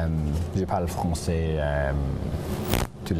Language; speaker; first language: French; non-native, learner; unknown